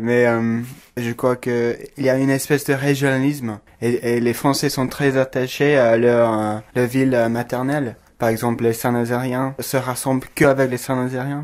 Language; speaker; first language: French; non-native, fluent; English